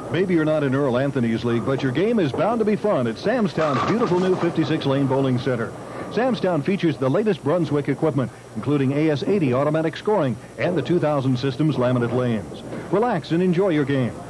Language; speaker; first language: English; native; English